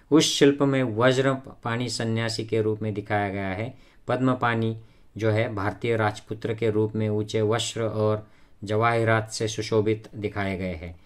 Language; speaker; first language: Hindi; non-native, local second language; Marathi